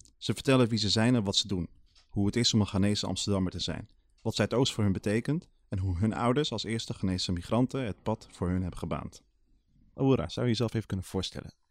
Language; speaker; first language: Dutch; early bilingual, other home language; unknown